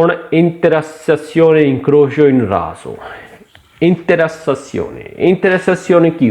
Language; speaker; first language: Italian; non-native, fluent; Punjabi